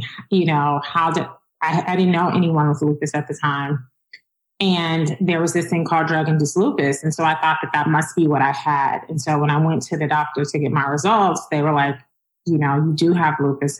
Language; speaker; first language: English; native; English